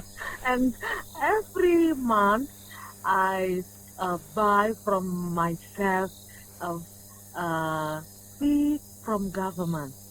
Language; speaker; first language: English; non-native, learner; Indonesian